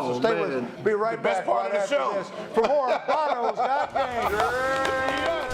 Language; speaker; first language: English; native; English